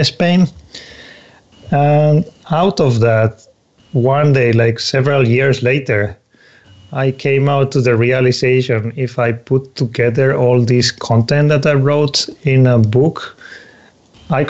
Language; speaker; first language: English; non-native, fluent; Spanish